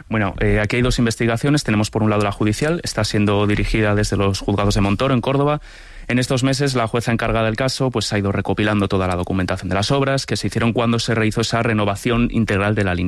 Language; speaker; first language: Spanish; native; Spanish